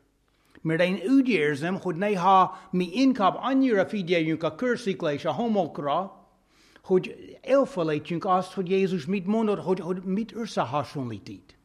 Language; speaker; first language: Hungarian; non-native, fluent; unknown